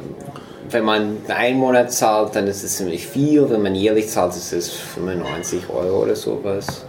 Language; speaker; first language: German; non-native, fluent; English